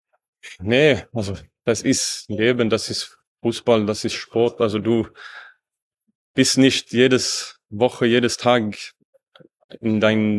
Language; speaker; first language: German; non-native, learner; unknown